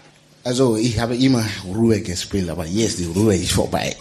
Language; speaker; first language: German; non-native, learner; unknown